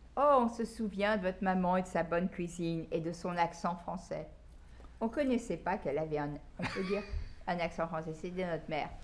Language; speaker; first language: French; native; French